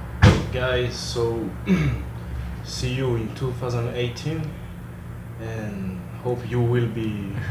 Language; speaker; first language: English; non-native, local second language; French